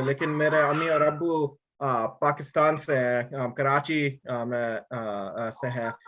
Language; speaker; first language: Urdu; early bilingual, other home language; English